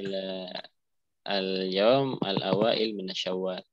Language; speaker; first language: Arabic; non-native, fluent; Indonesian